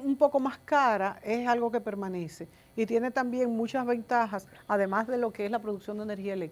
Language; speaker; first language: Spanish; native; Spanish